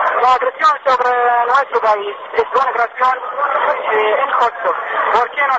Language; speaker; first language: Spanish; non-native, learner; Arabic